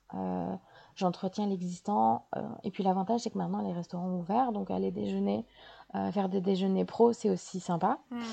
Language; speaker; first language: French; native; French